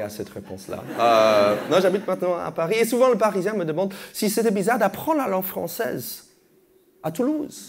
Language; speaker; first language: French; non-native, fluent; English